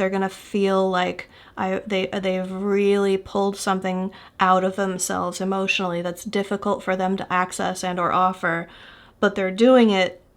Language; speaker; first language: English; native; English